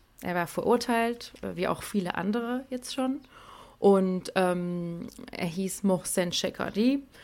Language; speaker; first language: German; early bilingual, other home language; Persian